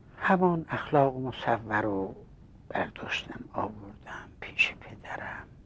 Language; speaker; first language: Persian; non-native, local second language; Azerbaijani